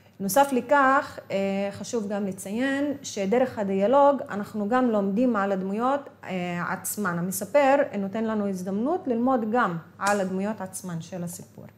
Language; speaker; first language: Hebrew; non-native, local second language; Arabic